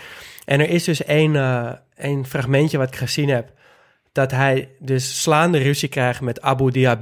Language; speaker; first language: Dutch; native; Dutch